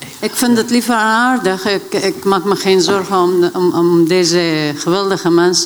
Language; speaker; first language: Dutch; non-native, fluent; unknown